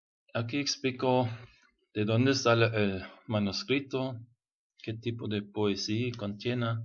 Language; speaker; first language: Spanish; non-native, fluent; German